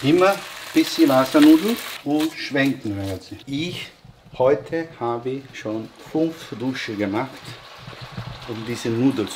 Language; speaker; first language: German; non-native, learner; Italian